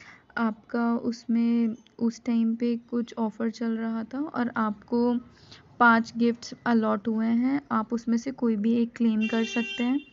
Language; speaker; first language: Hindi; native; Hindi